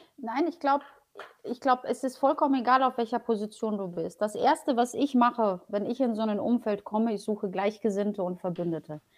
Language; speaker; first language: German; early bilingual, other home language; Polish